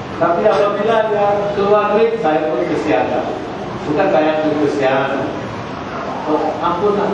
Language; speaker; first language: Malay; non-native, local second language; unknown